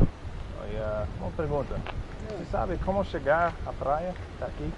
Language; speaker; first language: Portuguese; non-native, learner; English